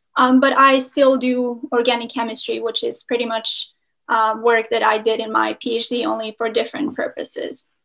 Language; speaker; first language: English; non-native, fluent; Serbian